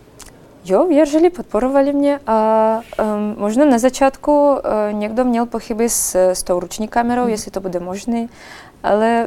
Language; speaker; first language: Czech; non-native, fluent; Russian